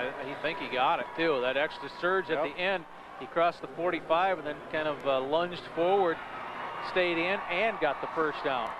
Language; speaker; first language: English; native; English